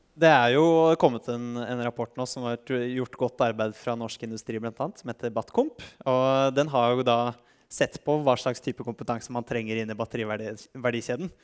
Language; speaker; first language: Norwegian; native; Norwegian